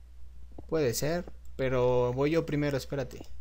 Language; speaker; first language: Spanish; native; Spanish